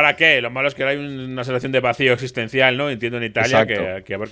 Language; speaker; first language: Spanish; native; Spanish